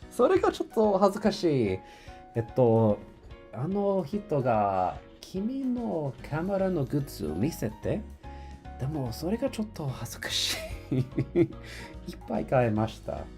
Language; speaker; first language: Japanese; non-native, learner; English